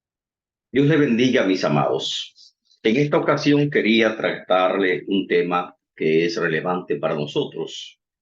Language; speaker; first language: Spanish; native; Spanish